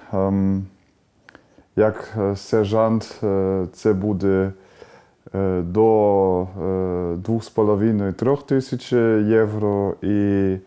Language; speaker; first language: Ukrainian; non-native, learner; German